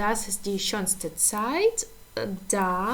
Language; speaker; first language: German; non-native, learner; Ukrainian